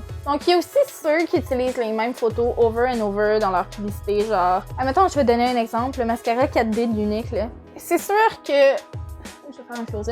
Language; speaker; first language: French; native; French